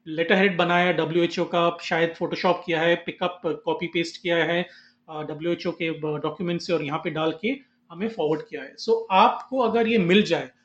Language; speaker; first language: Hindi; non-native, local second language; Marathi